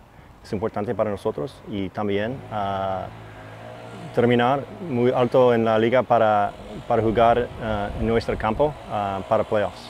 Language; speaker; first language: Spanish; non-native, fluent; English